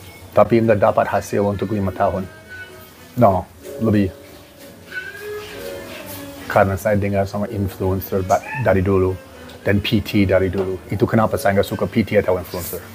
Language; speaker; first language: Indonesian; non-native, learner; English